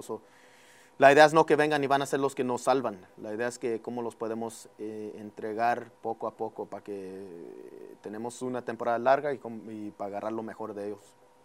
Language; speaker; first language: Spanish; early bilingual, heritage; Spanish